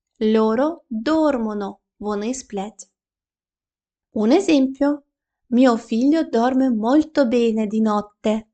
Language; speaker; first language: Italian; non-native, fluent; Ukrainian